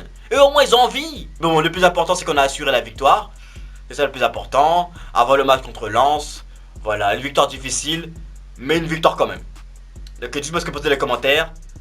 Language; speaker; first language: French; native; French